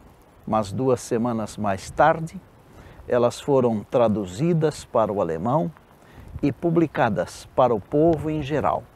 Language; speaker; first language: Portuguese; native; Portuguese